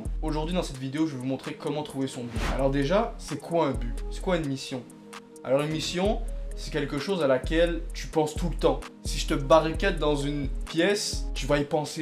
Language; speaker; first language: French; native; French